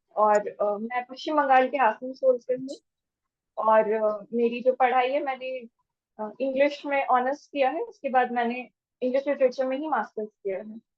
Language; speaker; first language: Hindi; native; Hindi